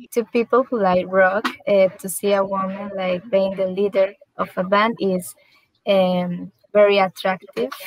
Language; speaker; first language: English; non-native, learner; Spanish